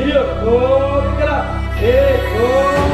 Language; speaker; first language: Turkish; native; Turkish